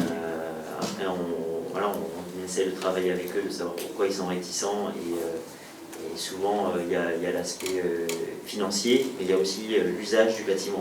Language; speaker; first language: French; native; French